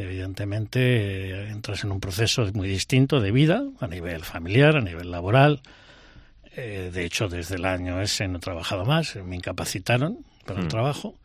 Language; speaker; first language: Spanish; native; Spanish